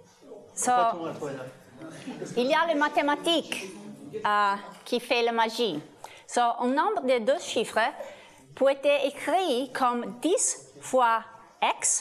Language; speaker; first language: French; non-native, learner; Italian